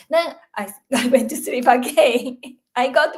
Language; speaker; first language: English; non-native, learner; Japanese